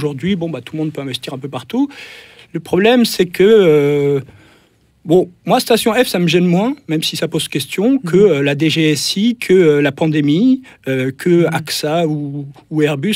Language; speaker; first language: French; native; French